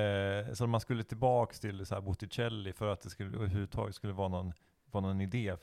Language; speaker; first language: Swedish; native; Swedish